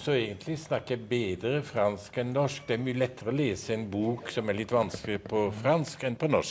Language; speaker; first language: Norwegian; early bilingual, heritage; Norwegian